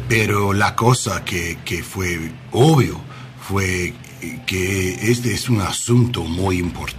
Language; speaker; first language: Spanish; non-native, learner; English